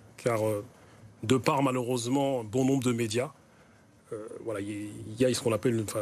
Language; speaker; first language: French; native; French